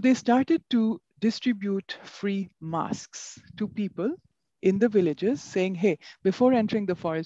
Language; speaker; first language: English; non-native, local second language; Bangla